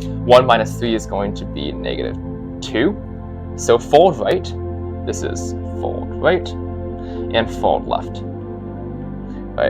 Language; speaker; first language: English; native; English